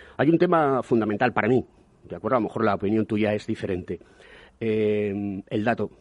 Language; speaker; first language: Spanish; native; Spanish